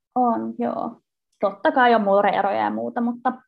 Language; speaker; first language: Finnish; native; Finnish